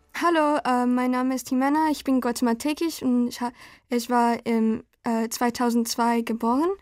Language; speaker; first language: German; non-native, learner; Spanish